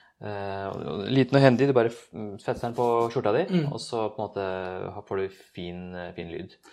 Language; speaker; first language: Norwegian; early bilingual, other home language; Urdu